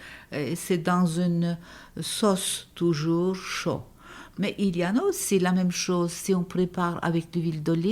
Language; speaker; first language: French; non-native, fluent; Turkish